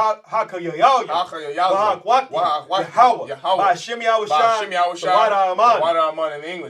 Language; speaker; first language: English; native; English